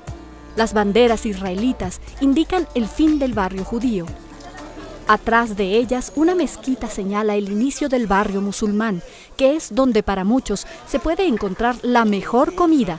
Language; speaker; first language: Spanish; native; Spanish